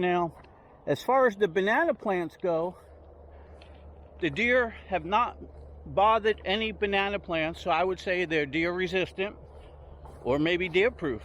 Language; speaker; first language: English; native; English